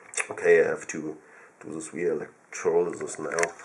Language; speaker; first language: English; non-native, fluent; German